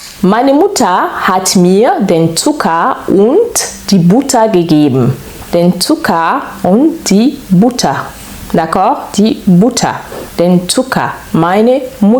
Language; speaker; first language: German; non-native, fluent; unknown